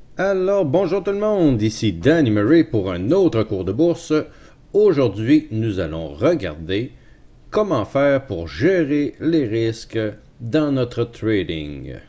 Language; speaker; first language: French; native; French